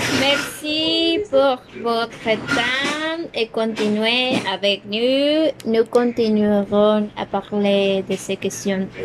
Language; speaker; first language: French; non-native, learner; Spanish